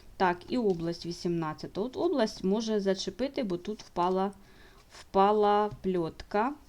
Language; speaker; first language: Ukrainian; non-native, local second language; Russian